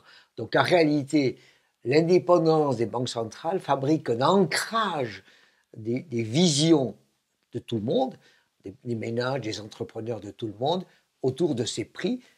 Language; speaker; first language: French; native; French